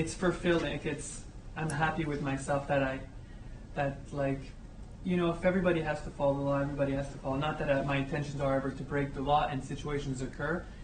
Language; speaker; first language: English; native; English